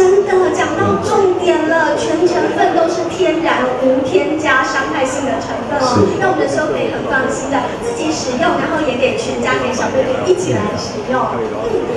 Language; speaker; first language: Chinese; native; Chinese